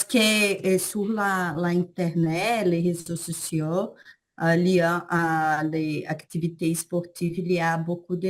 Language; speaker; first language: French; non-native, learner; Portuguese